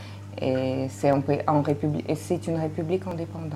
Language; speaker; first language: French; non-native, fluent; Russian